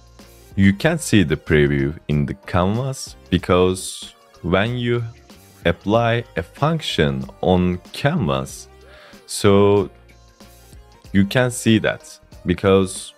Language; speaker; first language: English; non-native, fluent; Turkish